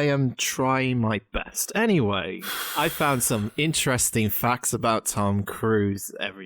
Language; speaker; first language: English; native; English